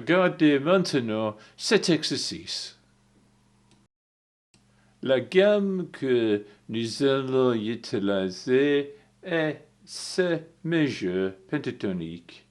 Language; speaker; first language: French; non-native, learner; English